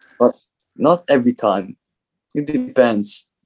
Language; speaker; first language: English; non-native, learner; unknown